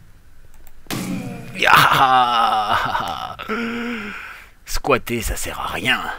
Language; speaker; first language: French; native; French